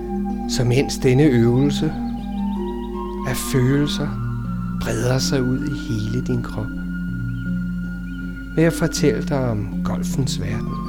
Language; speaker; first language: Danish; native; Danish